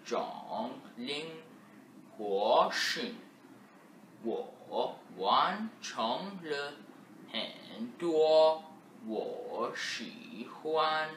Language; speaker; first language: Chinese; non-native, learner; English